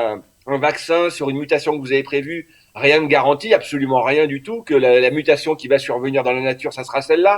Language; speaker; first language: French; native; French